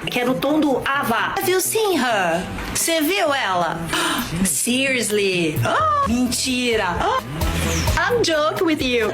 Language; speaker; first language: Portuguese; native; Portuguese